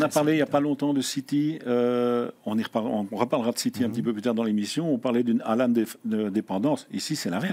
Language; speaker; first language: French; native; French